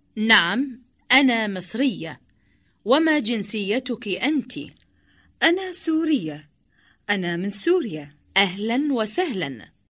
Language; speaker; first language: Arabic; non-native, learner; Indonesian